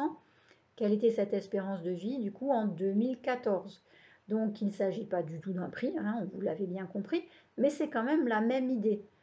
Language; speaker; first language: French; native; French